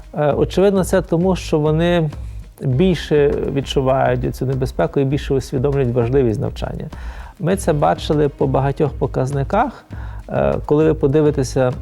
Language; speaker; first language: Ukrainian; native; Ukrainian